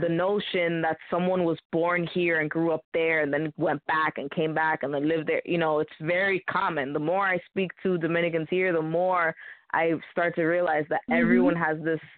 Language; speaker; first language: English; early bilingual, other home language; Spanish